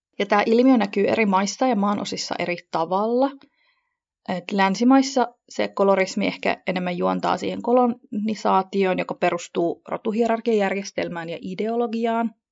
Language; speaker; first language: Finnish; early bilingual, other home language; Kurdish